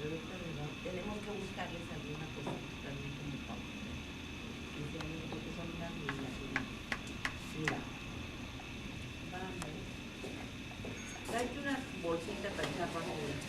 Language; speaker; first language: Spanish; native; Spanish